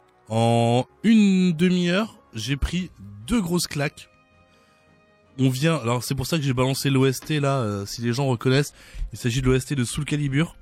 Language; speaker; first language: French; native; French